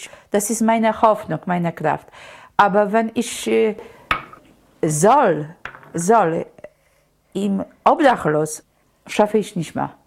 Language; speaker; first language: German; non-native, learner; Polish